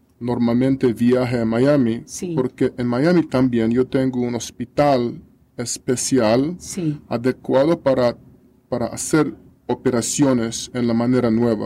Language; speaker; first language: Spanish; non-native, learner; Russian